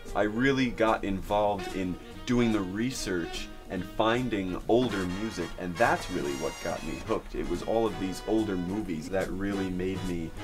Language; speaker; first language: English; native; English